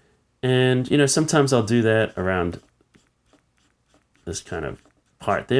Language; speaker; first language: English; native; English